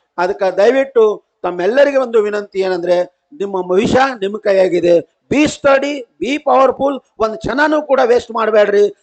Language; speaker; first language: Kannada; non-native, local second language; Marathi